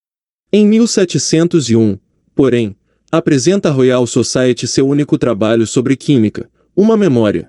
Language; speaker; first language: Portuguese; native; Portuguese